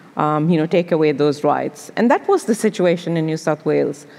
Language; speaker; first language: English; non-native, local second language; Urdu